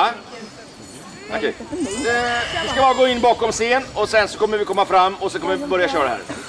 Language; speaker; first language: Swedish; native; Swedish